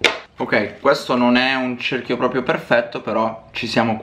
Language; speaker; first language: Italian; native; Italian